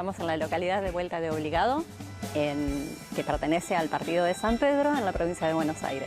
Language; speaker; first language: Spanish; native; Spanish